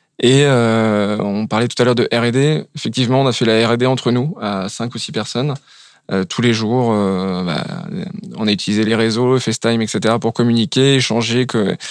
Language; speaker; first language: French; native; French